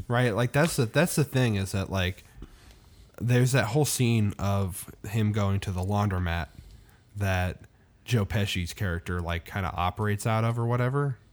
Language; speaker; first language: English; native; English